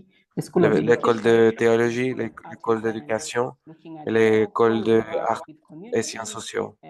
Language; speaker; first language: French; non-native, learner; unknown